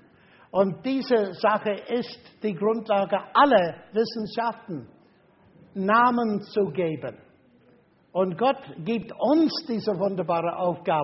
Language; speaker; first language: German; non-native, fluent; English